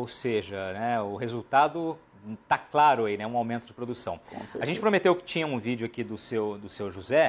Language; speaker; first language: Portuguese; native; Portuguese